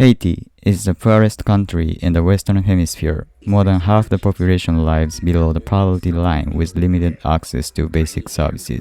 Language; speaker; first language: English; non-native, fluent; Japanese